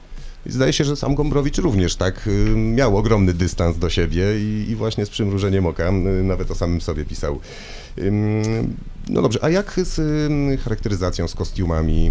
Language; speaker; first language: Polish; native; Polish